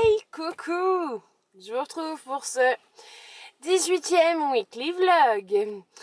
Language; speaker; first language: French; native; French